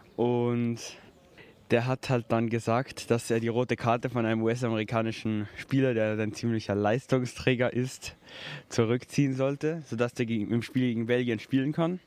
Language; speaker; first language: German; native; German